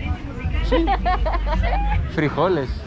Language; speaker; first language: Spanish; non-native, learner; Greek